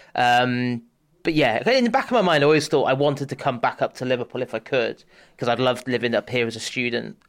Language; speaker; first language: English; native; English